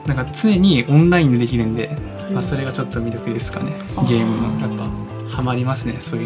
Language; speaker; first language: Japanese; native; Japanese